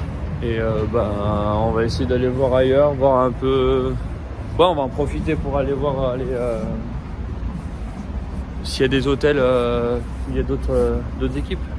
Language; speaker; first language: French; native; French